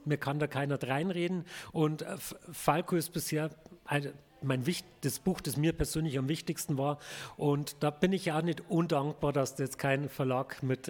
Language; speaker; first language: German; native; German